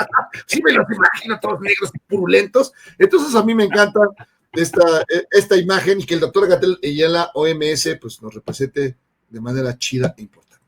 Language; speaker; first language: Spanish; native; Spanish